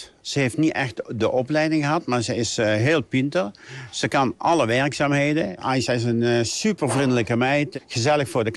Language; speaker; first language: Dutch; native; Dutch